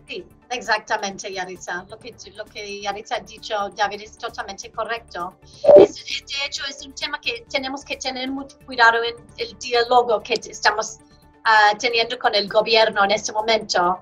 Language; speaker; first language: Spanish; non-native, fluent; English